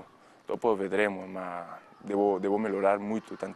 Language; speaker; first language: Italian; non-native, learner; Spanish